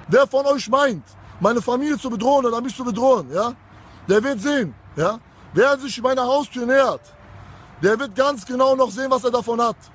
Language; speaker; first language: German; early bilingual, other home language; Kurdish